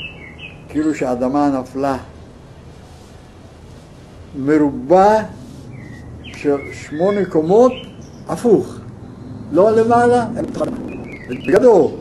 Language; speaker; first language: Hebrew; non-native, fluent; Yiddish